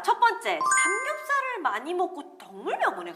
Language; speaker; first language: Korean; native; Korean